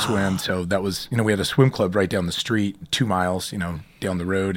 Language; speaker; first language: English; native; English